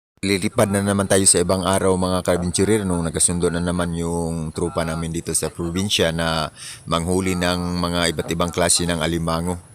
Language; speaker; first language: Filipino; non-native, local second language; Cebuano